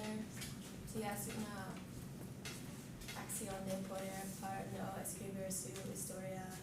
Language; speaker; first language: Spanish; non-native, learner; English